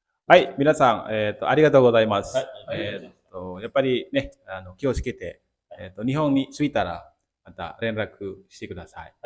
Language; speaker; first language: Japanese; non-native, fluent; Indonesian